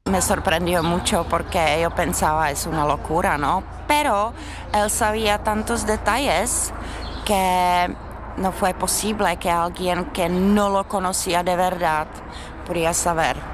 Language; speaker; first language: Spanish; non-native, learner; Czech